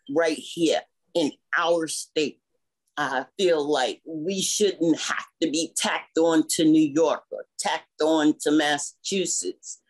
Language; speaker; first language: English; native; English